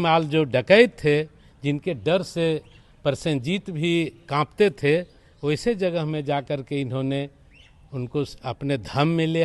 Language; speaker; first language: Hindi; native; Hindi